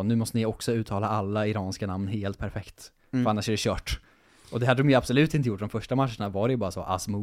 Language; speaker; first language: Swedish; native; Swedish